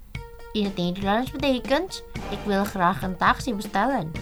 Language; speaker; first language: Dutch; non-native, fluent; Indonesian